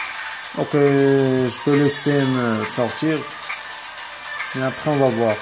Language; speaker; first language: French; non-native, fluent; Arabic